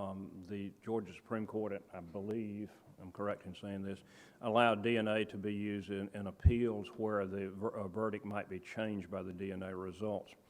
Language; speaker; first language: English; native; English